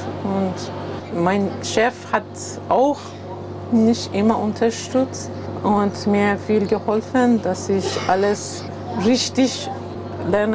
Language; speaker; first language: German; non-native, learner; Persian